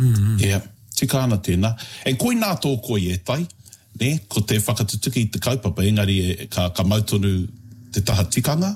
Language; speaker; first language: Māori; non-native, local second language; English